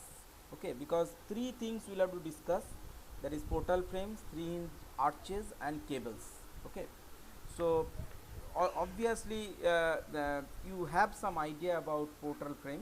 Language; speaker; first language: English; non-native, local second language; Bangla